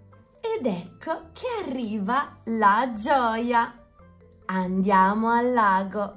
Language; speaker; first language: Italian; native; Italian